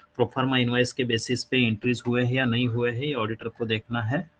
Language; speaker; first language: Hindi; non-native, local second language; Marathi